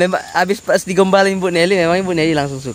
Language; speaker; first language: Indonesian; native; Indonesian